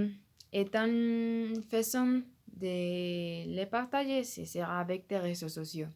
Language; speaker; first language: French; non-native, learner; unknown